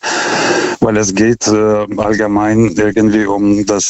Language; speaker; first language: German; non-native, fluent; Lithuanian